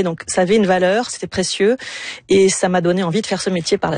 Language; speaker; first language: French; native; French